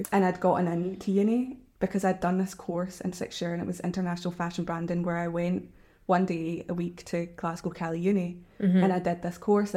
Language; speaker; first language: English; native; English